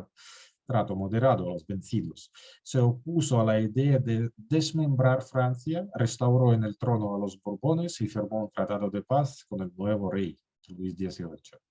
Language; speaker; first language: Spanish; non-native, fluent; Russian